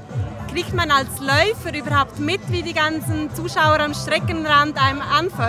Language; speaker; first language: German; native; German